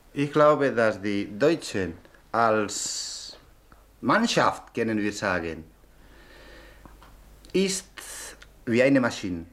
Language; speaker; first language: German; non-native, learner; Spanish